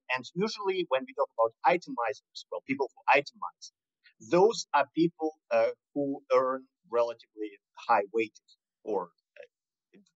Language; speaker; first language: English; non-native, fluent; Russian